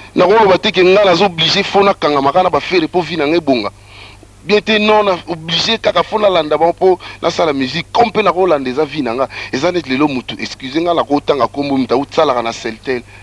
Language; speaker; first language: Lingala; native; Lingala